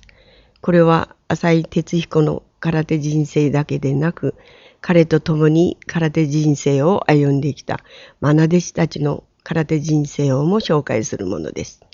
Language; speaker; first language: Japanese; native; Japanese